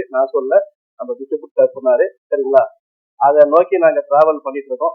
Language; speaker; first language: Tamil; native; Tamil